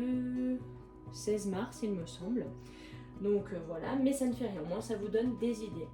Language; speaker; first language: French; native; French